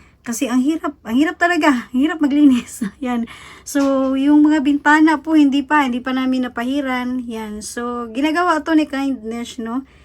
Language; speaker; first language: Filipino; native; Filipino